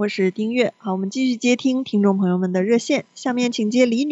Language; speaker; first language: Chinese; native; Chinese